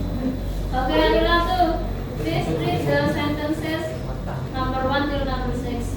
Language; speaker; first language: English; non-native, learner; Indonesian